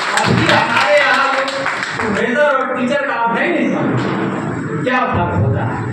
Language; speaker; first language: Hindi; native; Hindi